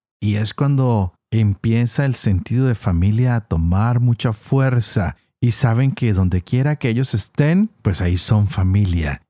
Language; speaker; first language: Spanish; native; Spanish